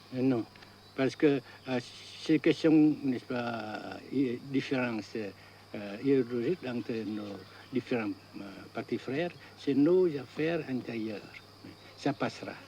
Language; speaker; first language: French; non-native, fluent; Vietnamese